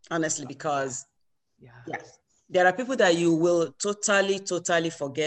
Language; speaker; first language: English; non-native, local second language; Yoruba